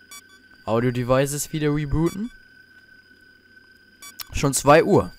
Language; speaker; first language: German; native; German